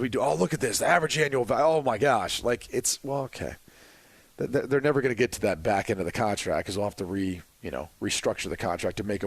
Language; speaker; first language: English; native; English